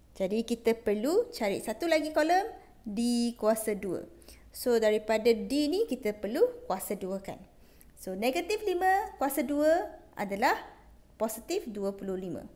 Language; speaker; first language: Malay; non-native, local second language; Chinese